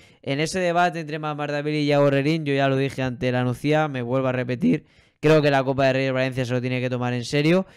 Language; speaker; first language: Spanish; native; Spanish